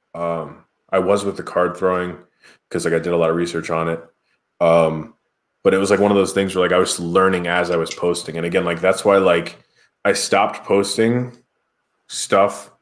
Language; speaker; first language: English; native; English